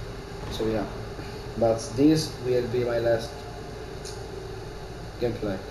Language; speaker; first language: English; non-native, learner; Italian